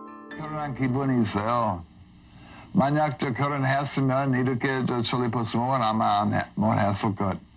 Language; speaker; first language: Korean; non-native, fluent; English